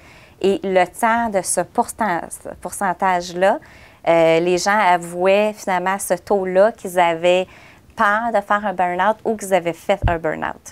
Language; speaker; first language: French; native; French